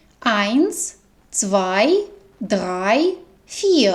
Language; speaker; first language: German; non-native, fluent; Ukrainian